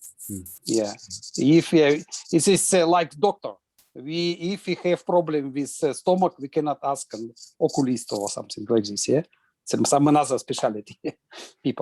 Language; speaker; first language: English; non-native, learner; Russian